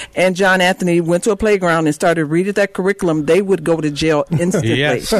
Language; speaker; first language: English; native; English